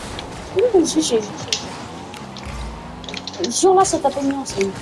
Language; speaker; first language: French; native; French